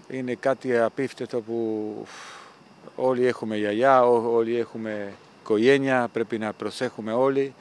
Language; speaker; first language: Greek; non-native, fluent; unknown